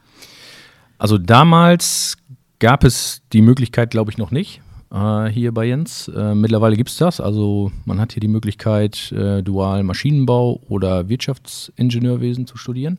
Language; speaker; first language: German; native; German